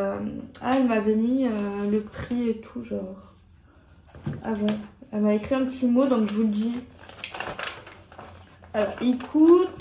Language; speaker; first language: French; native; French